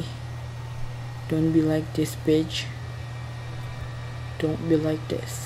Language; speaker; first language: English; non-native, learner; Indonesian